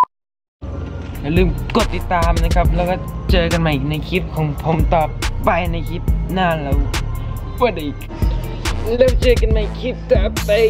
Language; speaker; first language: Thai; native; Thai